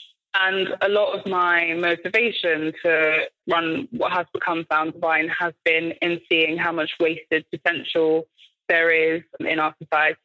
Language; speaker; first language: English; native; English